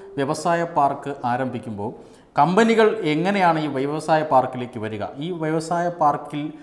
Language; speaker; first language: Malayalam; native; Malayalam